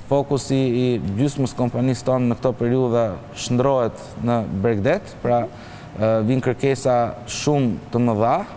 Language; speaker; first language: Albanian; native; Albanian